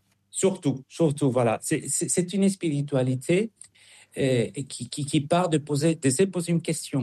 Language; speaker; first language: French; non-native, fluent; Spanish